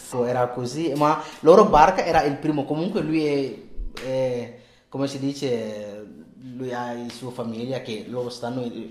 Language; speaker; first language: Italian; non-native, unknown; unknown